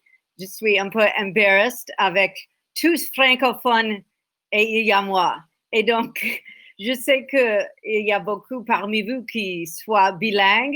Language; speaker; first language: French; non-native, learner; English